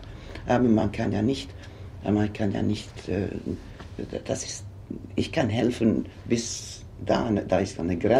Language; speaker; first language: German; non-native, fluent; Swedish